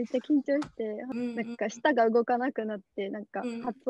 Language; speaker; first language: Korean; non-native, learner; Japanese